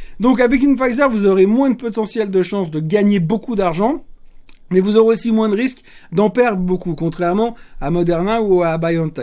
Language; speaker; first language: French; native; French